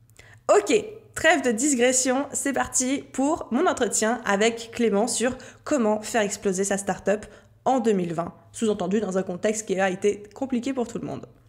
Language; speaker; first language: French; native; French